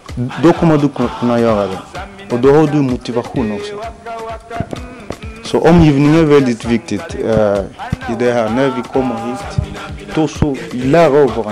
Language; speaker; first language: Swedish; non-native, fluent; Lingala